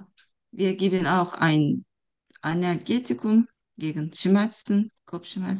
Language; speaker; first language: German; non-native, fluent; Turkish